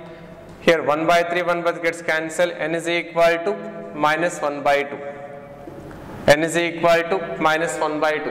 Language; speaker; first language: English; non-native, local second language; Telugu